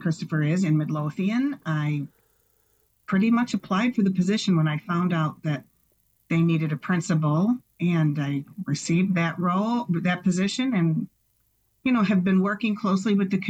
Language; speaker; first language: English; native; English